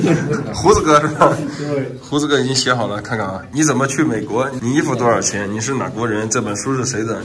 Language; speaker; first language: Chinese; native; Chinese